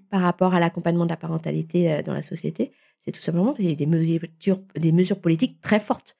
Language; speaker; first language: French; early bilingual, other home language; Vietnamese